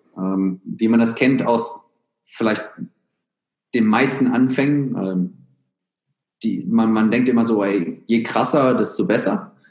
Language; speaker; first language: German; native; German